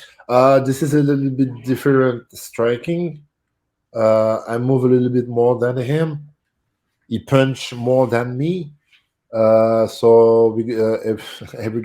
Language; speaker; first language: English; non-native, fluent; French